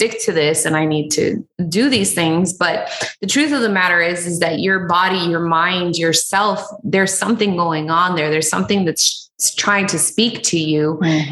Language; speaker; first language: English; native; English